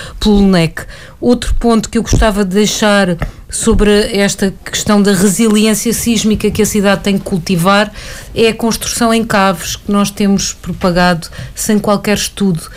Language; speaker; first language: Portuguese; native; Portuguese